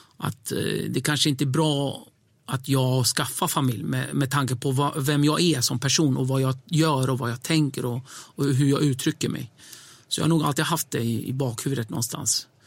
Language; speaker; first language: Swedish; early bilingual, other home language; Kurdish